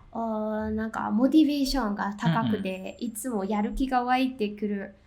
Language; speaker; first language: Japanese; non-native, fluent; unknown